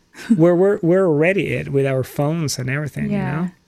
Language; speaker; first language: English; non-native, fluent; Spanish